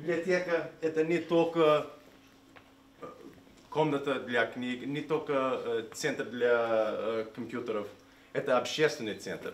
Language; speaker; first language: Russian; non-native, fluent; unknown